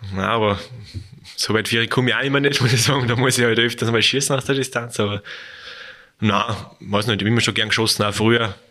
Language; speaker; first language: German; native; German